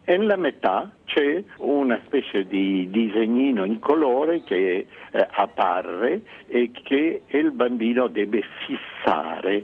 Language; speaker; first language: Italian; non-native, fluent; Spanish